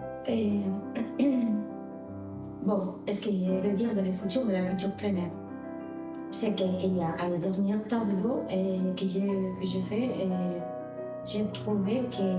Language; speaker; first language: French; non-native, fluent; Spanish